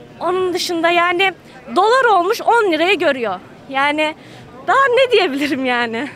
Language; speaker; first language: Turkish; native; Turkish